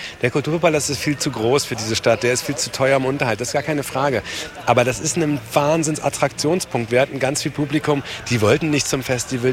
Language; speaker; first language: German; native; German